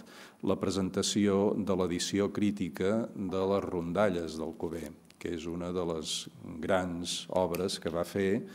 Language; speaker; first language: Catalan; native; Catalan